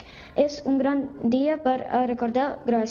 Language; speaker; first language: Catalan; early bilingual, other home language; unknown